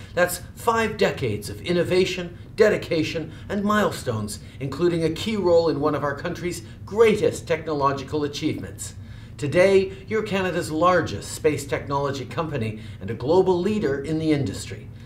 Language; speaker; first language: English; early bilingual, other home language; French